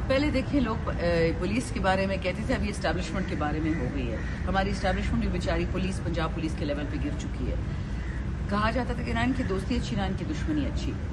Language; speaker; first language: Urdu; non-native, local second language; Pashto